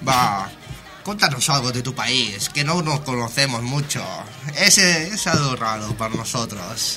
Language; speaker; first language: Spanish; non-native, fluent; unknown